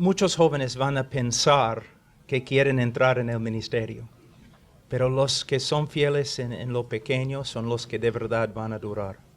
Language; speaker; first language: Spanish; non-native, fluent; English